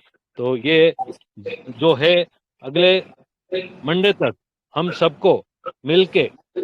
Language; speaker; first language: Hindi; non-native, local second language; Odia